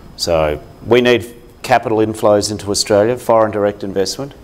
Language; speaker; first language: English; native; English